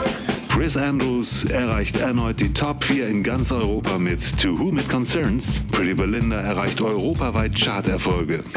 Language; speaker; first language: German; native; German